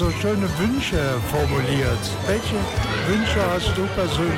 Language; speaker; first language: German; native; German